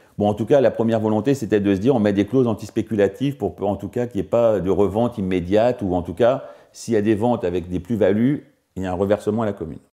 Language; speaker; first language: French; native; French